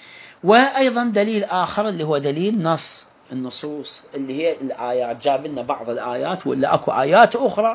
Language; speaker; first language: Arabic; native; Arabic